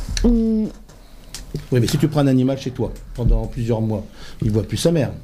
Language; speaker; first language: French; native; French